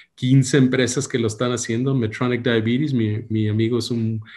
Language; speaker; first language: Spanish; early bilingual, heritage; Spanish